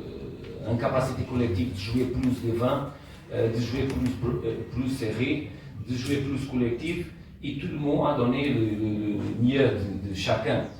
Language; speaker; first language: French; non-native, learner; Portuguese